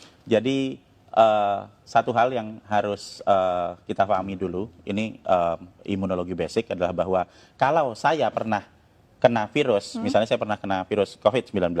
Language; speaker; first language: Indonesian; native; Indonesian